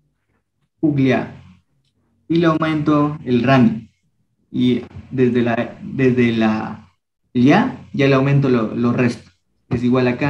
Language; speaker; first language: Spanish; non-native, local second language; Quechua